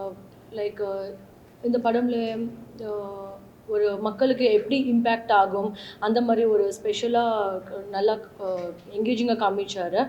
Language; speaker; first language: Tamil; non-native, learner; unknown